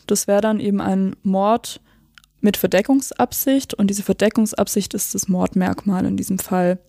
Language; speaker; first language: German; native; German